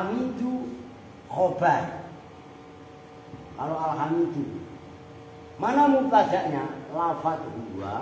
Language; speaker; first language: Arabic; non-native, fluent; Indonesian